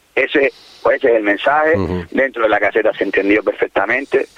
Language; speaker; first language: Spanish; native; Spanish